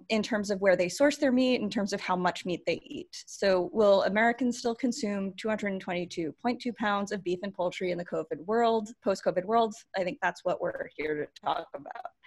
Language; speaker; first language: English; native; English